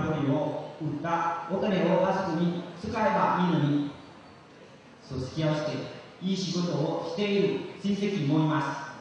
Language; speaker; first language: Japanese; non-native, learner; Lao